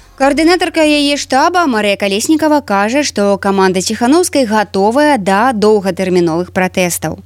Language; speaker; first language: Belarusian; native; Belarusian